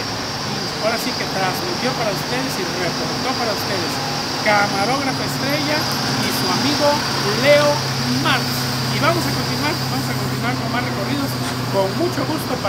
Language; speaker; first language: Spanish; native; Spanish